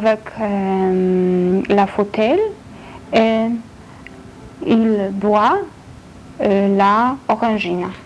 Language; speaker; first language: French; non-native, learner; Polish